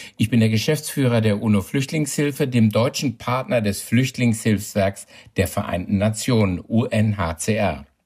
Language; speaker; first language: German; native; German